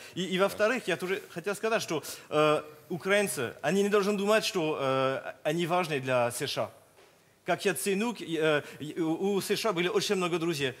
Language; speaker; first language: Russian; non-native, fluent; French